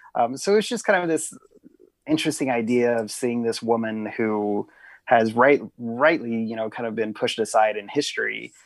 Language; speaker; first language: English; native; English